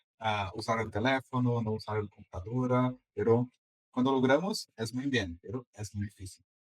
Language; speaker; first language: Spanish; non-native, fluent; Portuguese